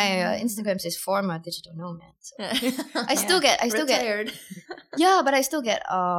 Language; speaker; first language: English; native; English